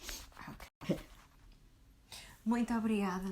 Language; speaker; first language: Portuguese; early bilingual, heritage; Portuguese